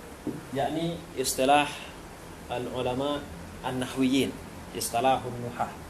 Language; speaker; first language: Arabic; non-native, fluent; Indonesian